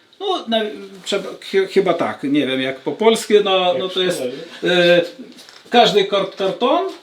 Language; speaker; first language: Polish; non-native, learner; Lithuanian